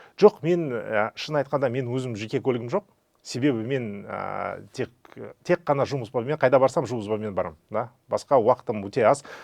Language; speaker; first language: Kazakh; non-native, fluent; Russian